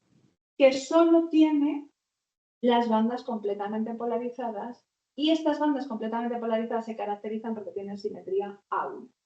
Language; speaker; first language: Spanish; native; Spanish